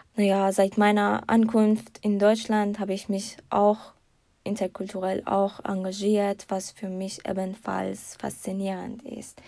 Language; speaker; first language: German; non-native, learner; Persian